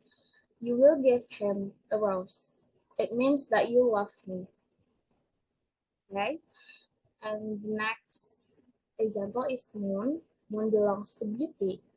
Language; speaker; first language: English; non-native, learner; Indonesian